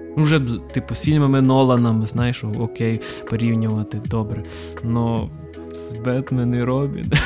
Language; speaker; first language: Ukrainian; non-native, local second language; Russian